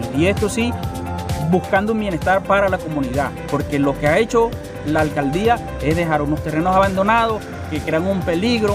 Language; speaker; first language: Spanish; native; Spanish